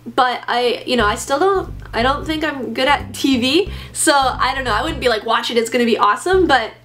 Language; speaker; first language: English; native; English